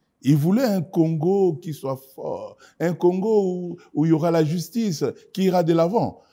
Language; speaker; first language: French; non-native, local second language; Lingala